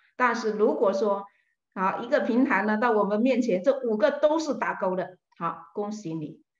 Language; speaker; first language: Chinese; native; Chinese